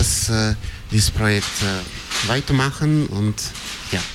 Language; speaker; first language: German; non-native, fluent; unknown